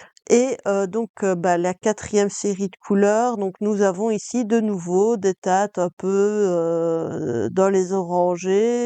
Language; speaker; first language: French; native; French